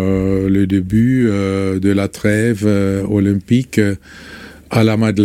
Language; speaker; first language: French; non-native, fluent; German